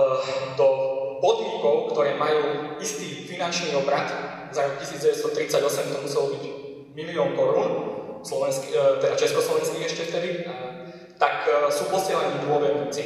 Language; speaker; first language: Slovak; native; Slovak